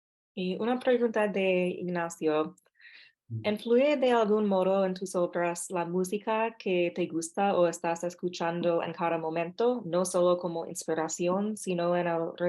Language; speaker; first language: Spanish; non-native, fluent; English